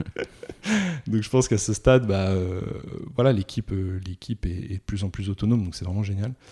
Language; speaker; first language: French; native; French